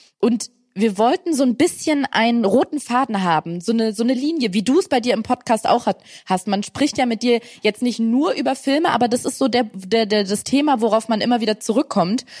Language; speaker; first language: German; native; German